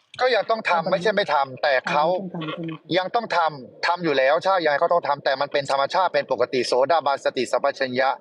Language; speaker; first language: Thai; native; Thai